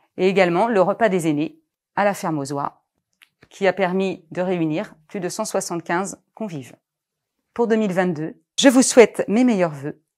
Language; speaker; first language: French; native; French